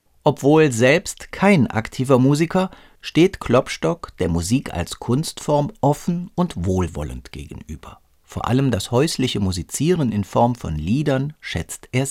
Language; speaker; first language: German; native; German